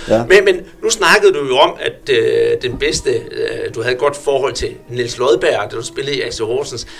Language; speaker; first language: Danish; native; Danish